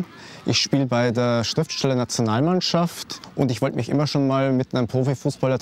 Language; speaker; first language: German; native; German